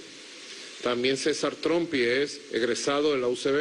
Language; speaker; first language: Spanish; native; Spanish